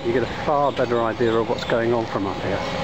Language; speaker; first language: English; native; English